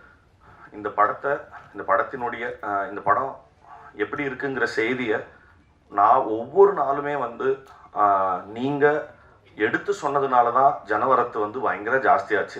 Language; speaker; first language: Tamil; native; Tamil